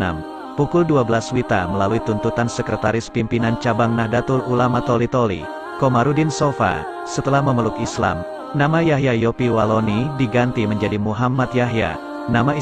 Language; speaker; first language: Indonesian; native; Indonesian